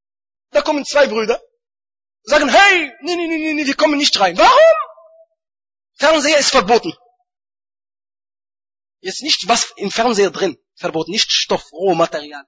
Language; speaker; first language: German; non-native, fluent; Arabic